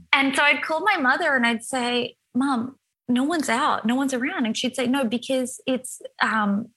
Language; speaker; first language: English; native; English